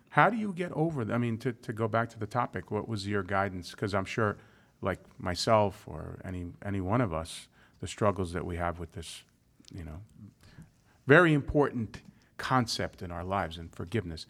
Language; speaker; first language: English; native; English